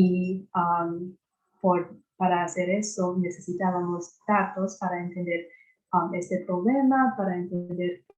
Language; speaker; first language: Spanish; non-native, fluent; English